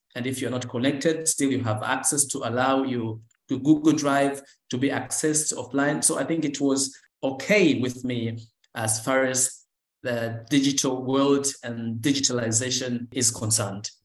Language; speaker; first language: English; non-native, local second language; Swahili